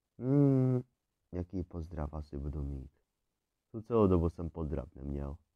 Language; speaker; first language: Czech; early bilingual, other home language; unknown